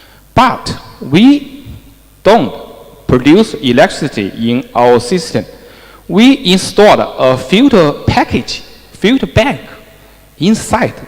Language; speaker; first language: English; non-native, fluent; Chinese